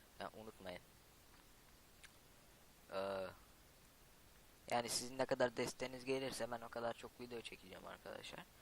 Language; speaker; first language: Turkish; native; Turkish